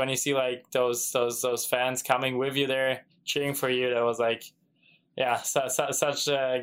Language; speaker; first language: English; non-native, fluent; German